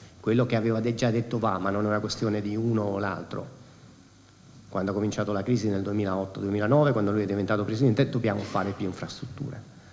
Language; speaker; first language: Italian; non-native, fluent; Spanish